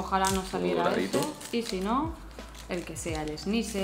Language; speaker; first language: Spanish; native; Spanish